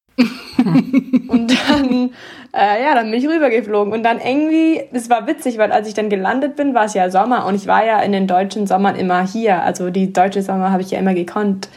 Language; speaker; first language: German; early bilingual, heritage; English